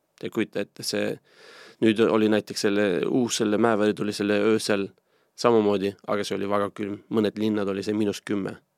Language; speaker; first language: Estonian; non-native, fluent; Turkish